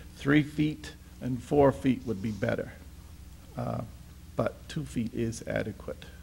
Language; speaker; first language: English; native; English